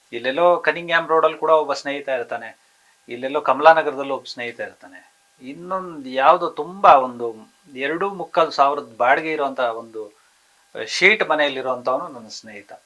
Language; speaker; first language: Kannada; native; Kannada